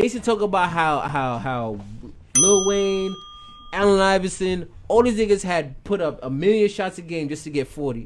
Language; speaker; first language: English; native; English